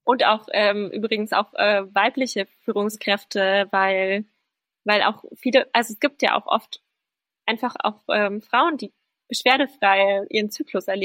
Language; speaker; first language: German; native; German